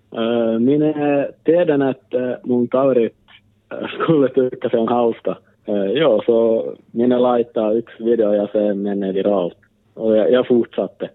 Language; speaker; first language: Finnish; non-native, local second language; Swedish